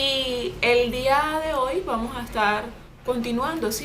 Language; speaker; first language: Spanish; native; Spanish